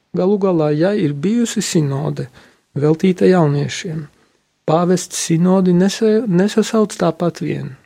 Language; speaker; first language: Latvian; non-native, local second language; Polish